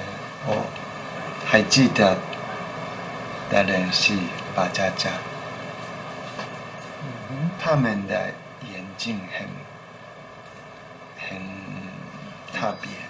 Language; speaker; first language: Chinese; non-native, learner; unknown